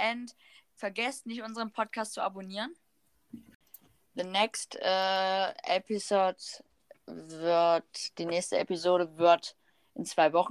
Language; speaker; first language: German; native; German